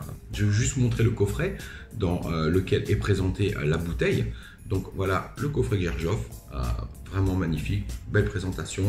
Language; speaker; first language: French; native; French